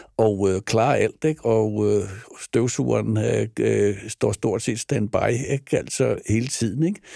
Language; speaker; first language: Danish; native; Danish